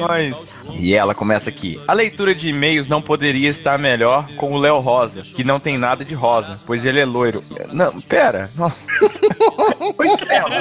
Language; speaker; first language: Portuguese; native; Portuguese